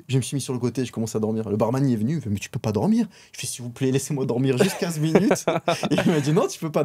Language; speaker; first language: French; native; French